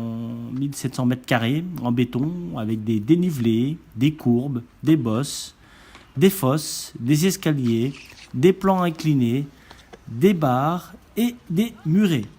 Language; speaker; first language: French; native; French